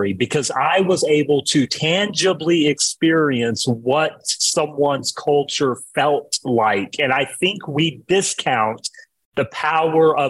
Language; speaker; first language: English; native; English